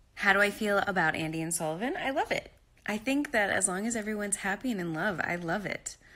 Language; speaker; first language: English; native; English